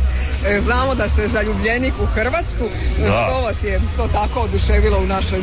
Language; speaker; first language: Serbian; native; Serbian